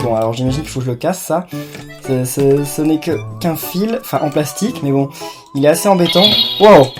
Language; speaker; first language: French; native; French